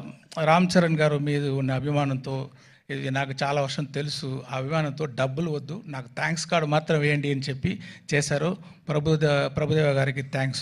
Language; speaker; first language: Telugu; non-native, fluent; Tamil